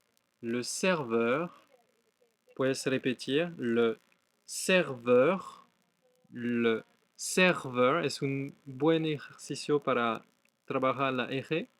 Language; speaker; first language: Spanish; non-native, fluent; French